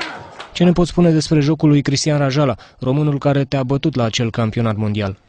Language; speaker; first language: Romanian; native; Romanian